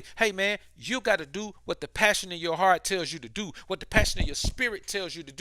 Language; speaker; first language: English; native; English